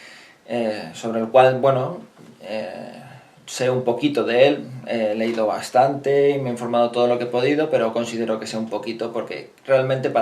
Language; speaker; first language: Spanish; native; Spanish